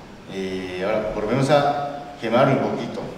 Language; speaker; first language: Spanish; non-native, learner; Japanese